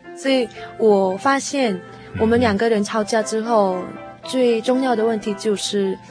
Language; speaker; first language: Chinese; non-native, fluent; Korean